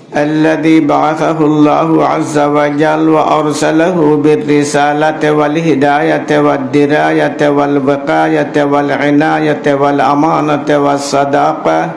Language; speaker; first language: Arabic; non-native, fluent; Bangla